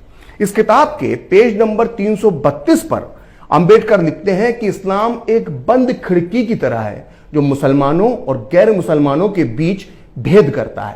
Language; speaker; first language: Hindi; native; Hindi